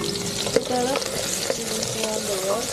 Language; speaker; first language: Turkish; non-native, learner; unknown